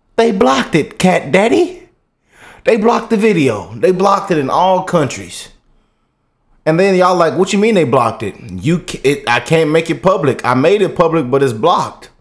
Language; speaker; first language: English; native; English